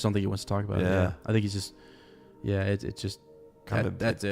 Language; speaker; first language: English; native; English